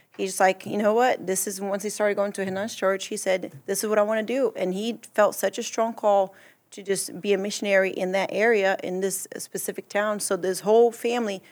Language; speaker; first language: English; early bilingual, other home language; Portuguese